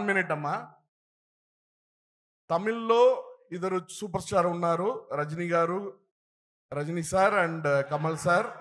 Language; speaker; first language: Telugu; non-native, learner; Tamil